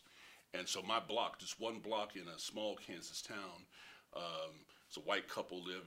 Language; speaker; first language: English; native; English